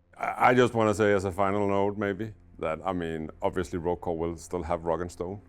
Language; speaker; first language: English; non-native, fluent; Danish